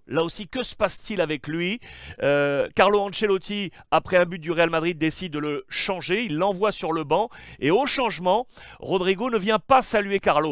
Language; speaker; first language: French; native; French